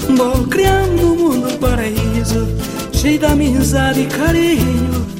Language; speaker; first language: Portuguese; non-native, local second language; Kabuverdianu